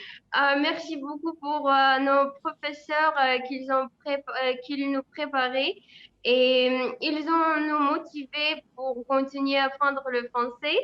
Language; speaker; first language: French; non-native, learner; Uzbek